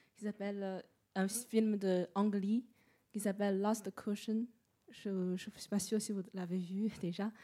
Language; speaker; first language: French; non-native, fluent; Chinese